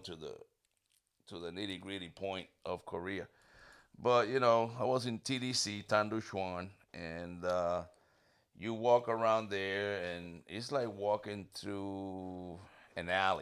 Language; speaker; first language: English; non-native, fluent; Spanish